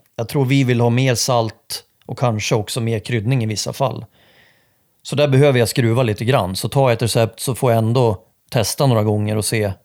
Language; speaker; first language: Swedish; native; Swedish